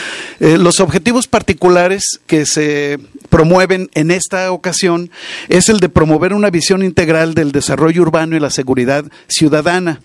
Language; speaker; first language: Spanish; native; Spanish